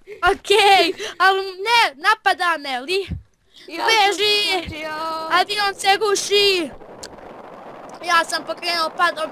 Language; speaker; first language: Bosnian; native; Bosnian